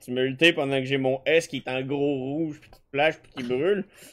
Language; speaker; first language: French; native; French